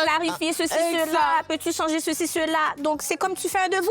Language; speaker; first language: French; native; French